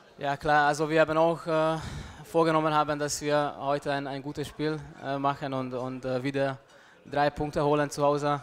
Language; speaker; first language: German; non-native, fluent; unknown